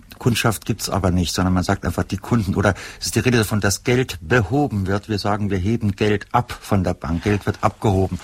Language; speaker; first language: German; native; German